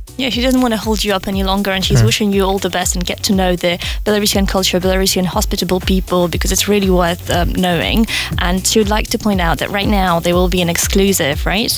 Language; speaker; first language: English; non-native, fluent; Russian